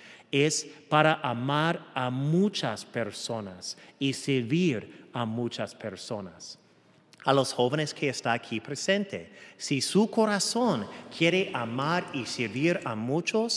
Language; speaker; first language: Spanish; early bilingual, heritage; English